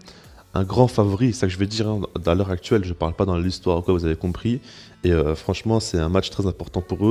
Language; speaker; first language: French; native; French